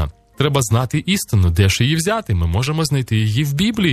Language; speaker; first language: Ukrainian; native; Ukrainian